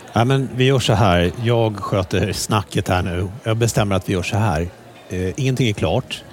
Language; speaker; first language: Swedish; native; Swedish